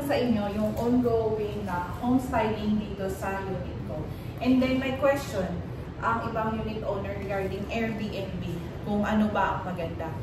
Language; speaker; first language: Filipino; native; Filipino